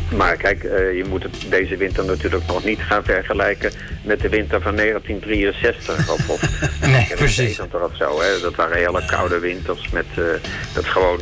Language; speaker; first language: Dutch; native; Dutch